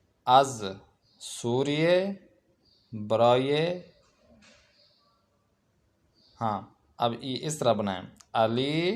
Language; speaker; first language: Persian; non-native, learner; Urdu